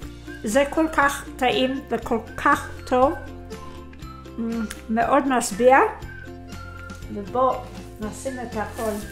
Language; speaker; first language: Hebrew; non-native, fluent; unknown